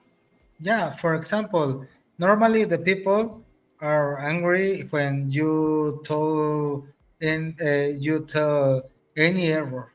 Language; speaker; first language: English; non-native, learner; Spanish